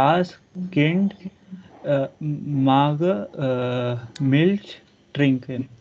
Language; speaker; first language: German; non-native, learner; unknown